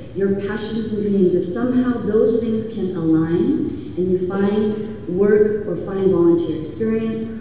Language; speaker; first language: English; early bilingual, other home language; Korean